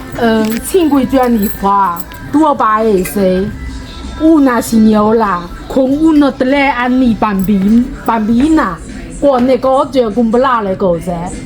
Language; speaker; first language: Italian; non-native, learner; Chinese